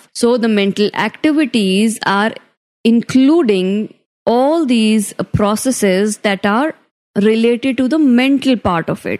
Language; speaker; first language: English; non-native, local second language; Hindi